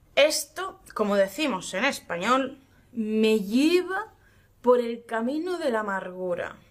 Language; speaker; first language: Spanish; native; Spanish